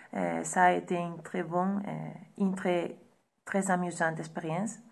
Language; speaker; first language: French; non-native, fluent; Spanish